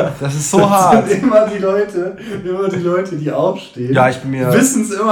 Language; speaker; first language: German; native; German